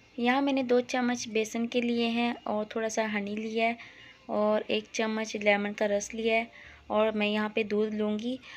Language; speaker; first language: Hindi; non-native, local second language; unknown